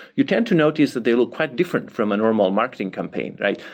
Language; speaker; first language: English; non-native, fluent; Catalan